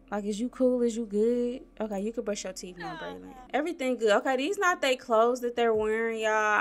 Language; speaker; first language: English; native; English